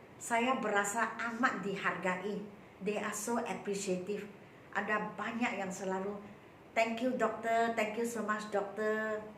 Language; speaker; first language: Malay; non-native, local second language; Chinese